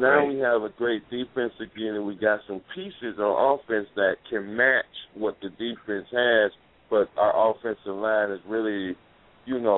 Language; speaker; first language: English; native; English